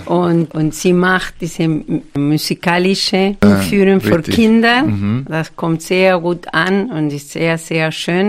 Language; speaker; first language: German; non-native, fluent; Spanish